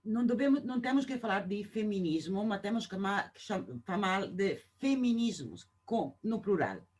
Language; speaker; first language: Portuguese; non-native, fluent; Italian